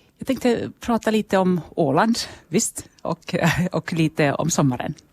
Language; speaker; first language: Swedish; non-native, local second language; Finnish